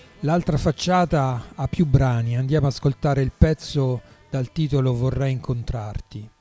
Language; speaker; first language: Italian; native; Italian